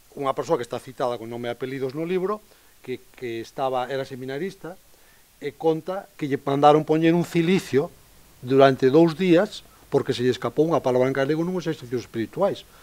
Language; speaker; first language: Galician; native; Galician